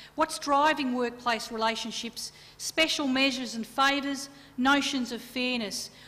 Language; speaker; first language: English; native; English